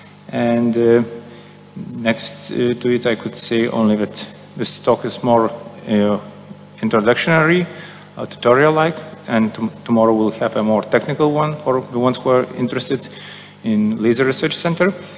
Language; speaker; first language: English; non-native, fluent; Lithuanian